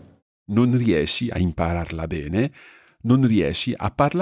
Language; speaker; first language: Italian; non-native, fluent; English